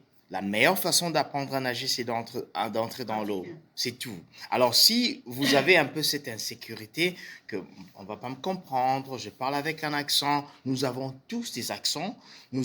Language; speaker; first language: French; non-native, fluent; English